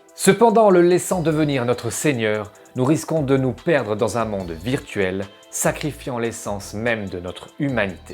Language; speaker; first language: French; native; French